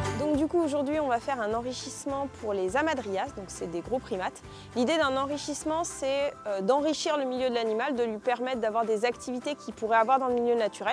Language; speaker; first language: French; native; French